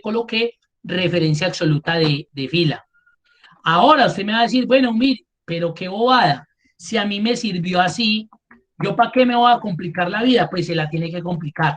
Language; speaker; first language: Spanish; native; Spanish